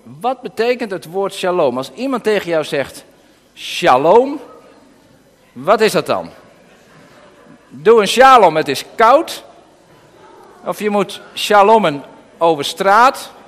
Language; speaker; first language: Dutch; native; Dutch